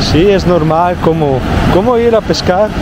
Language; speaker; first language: Spanish; non-native, fluent; Italian